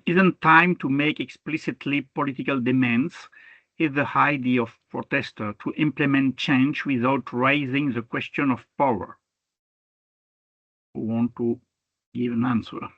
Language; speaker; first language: English; non-native, fluent; French